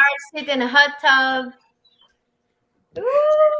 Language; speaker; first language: English; non-native, learner; Portuguese